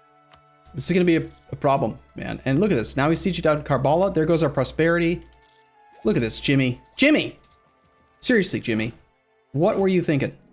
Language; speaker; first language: English; native; English